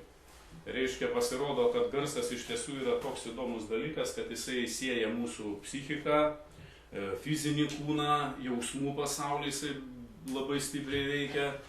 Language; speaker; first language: Lithuanian; native; Lithuanian